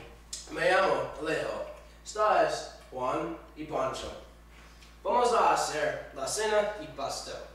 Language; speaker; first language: Spanish; non-native, learner; English